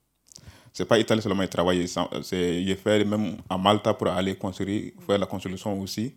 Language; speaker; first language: French; non-native, learner; Bambara